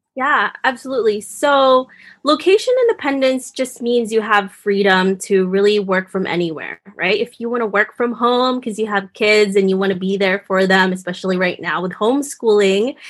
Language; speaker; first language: English; early bilingual, other home language; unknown